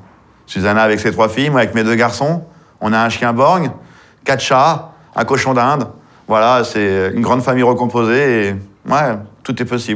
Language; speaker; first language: French; native; French